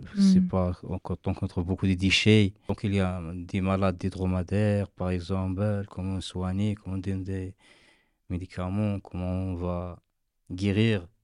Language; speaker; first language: French; non-native, learner; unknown